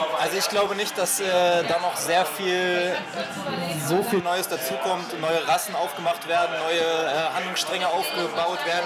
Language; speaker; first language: German; native; German